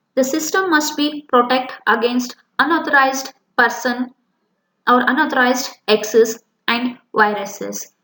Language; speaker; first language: English; non-native, local second language; Kannada